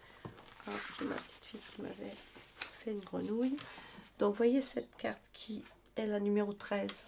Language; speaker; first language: French; native; French